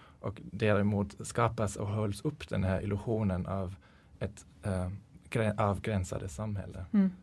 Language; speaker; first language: Swedish; non-native, fluent; German